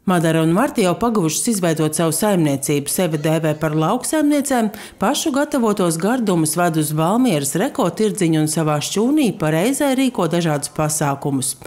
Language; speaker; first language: Latvian; native; Latvian